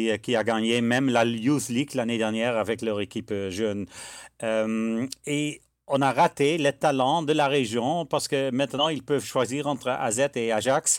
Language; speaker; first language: French; non-native, fluent; Dutch